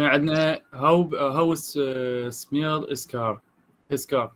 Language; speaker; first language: English; non-native, learner; Arabic